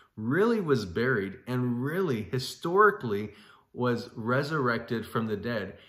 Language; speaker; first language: English; native; English